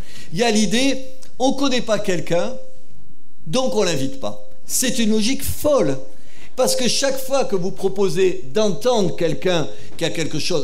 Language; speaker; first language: French; native; French